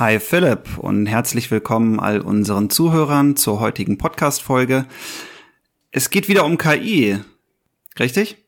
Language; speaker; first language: German; native; German